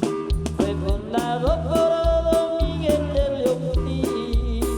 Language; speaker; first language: Spanish; native; Spanish